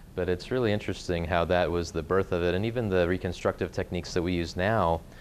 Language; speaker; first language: English; native; English